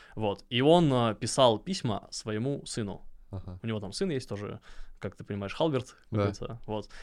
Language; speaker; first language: Russian; native; Russian